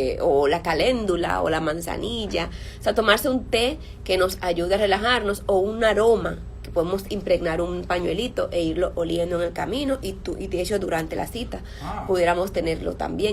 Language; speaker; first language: Spanish; native; Spanish